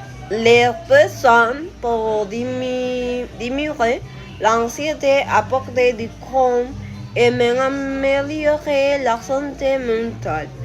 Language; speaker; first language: French; non-native, learner; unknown